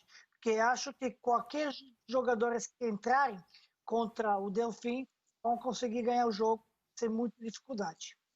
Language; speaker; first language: Portuguese; non-native, fluent; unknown